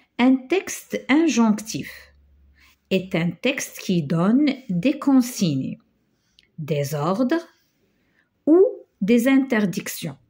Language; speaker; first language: French; non-native, local second language; Arabic